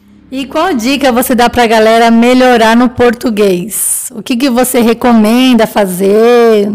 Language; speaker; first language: Portuguese; native; Portuguese